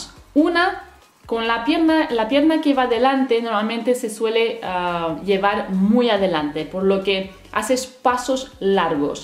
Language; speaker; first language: Spanish; native; Spanish